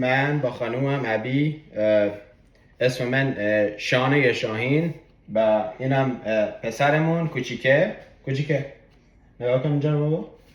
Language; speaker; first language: Persian; early bilingual, heritage; Persian